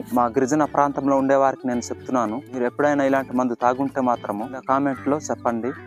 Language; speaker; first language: Telugu; non-native, local second language; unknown